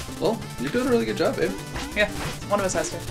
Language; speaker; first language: English; native; English